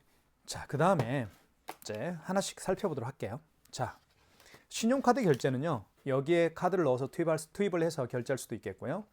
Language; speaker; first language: Korean; native; Korean